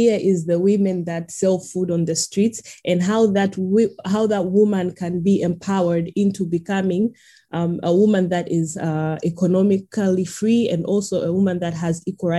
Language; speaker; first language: English; non-native, local second language; Swahili